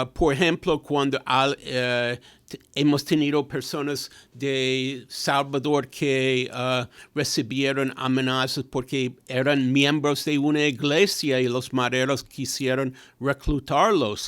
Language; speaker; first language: Spanish; non-native, fluent; English